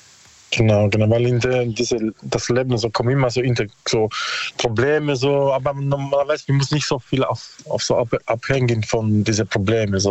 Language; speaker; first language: German; non-native, learner; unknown